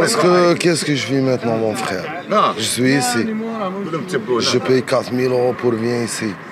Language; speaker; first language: French; non-native, learner; Arabic